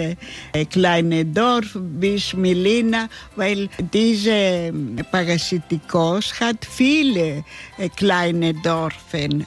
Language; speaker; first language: German; non-native, learner; Greek